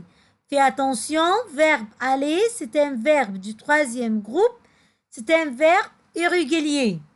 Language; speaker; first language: French; non-native, fluent; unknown